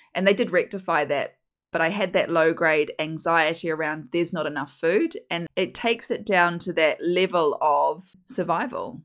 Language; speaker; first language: English; native; English